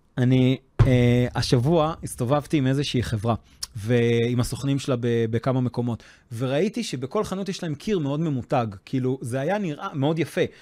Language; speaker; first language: Hebrew; non-native, fluent; English